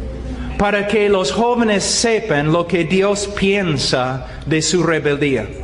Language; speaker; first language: Spanish; non-native, fluent; English